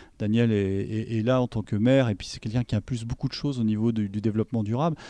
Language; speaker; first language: French; native; French